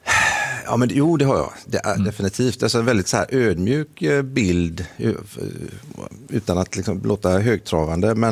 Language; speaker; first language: Swedish; native; Swedish